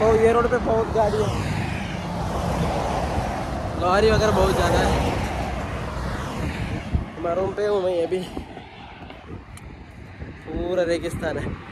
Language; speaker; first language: Hindi; non-native, local second language; Kannada